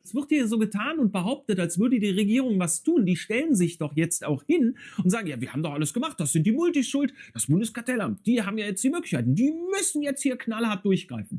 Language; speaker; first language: German; native; German